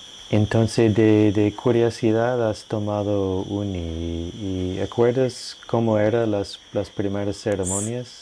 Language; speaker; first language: Spanish; non-native, fluent; English